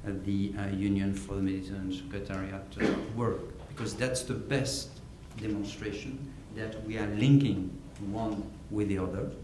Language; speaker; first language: English; non-native, fluent; French